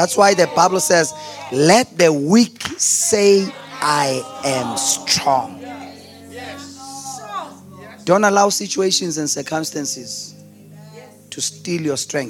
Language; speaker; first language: English; non-native, local second language; Zulu